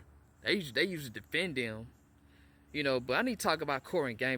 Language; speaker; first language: English; native; English